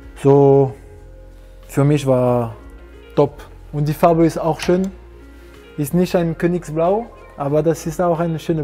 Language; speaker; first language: German; non-native, learner; French